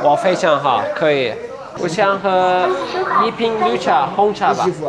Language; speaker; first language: Chinese; non-native, learner; Turkish